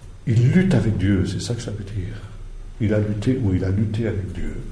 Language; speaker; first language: French; native; French